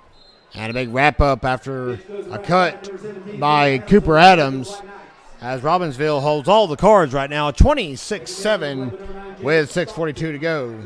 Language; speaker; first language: English; native; English